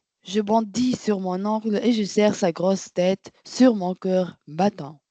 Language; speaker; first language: French; non-native, learner; Arabic